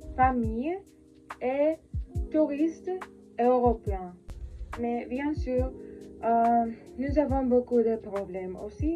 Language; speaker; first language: French; non-native, learner; Spanish